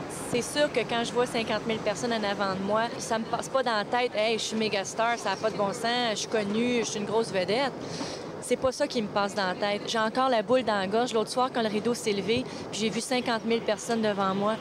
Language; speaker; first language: French; native; French